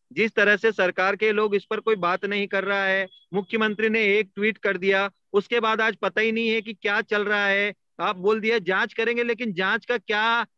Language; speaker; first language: Hindi; native; Hindi